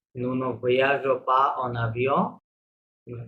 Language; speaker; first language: French; non-native, fluent; Bangla